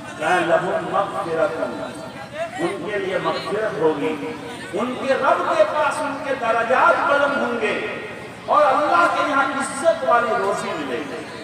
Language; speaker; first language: Urdu; non-native, local second language; Bangla